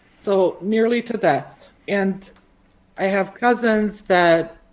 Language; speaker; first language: English; early bilingual, other home language; Croatian